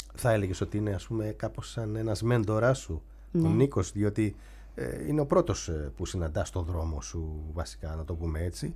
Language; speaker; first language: Greek; native; Greek